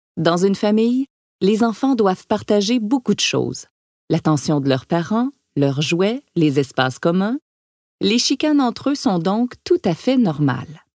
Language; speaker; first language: French; native; French